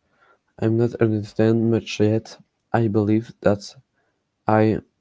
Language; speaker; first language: English; non-native, learner; French